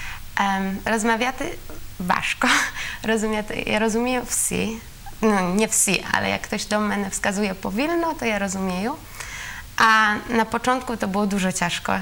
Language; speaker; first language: Ukrainian; non-native, learner; Polish